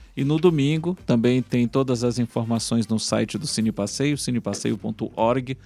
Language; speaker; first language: Portuguese; native; Portuguese